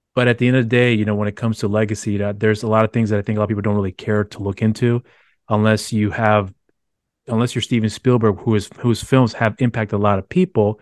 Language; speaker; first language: English; early bilingual, other home language; Spanish